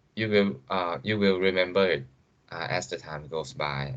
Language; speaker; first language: English; non-native, fluent; Thai